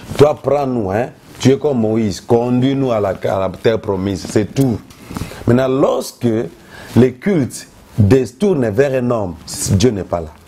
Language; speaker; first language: French; non-native, local second language; Lingala